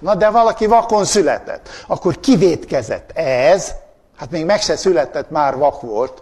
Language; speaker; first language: Hungarian; native; Hungarian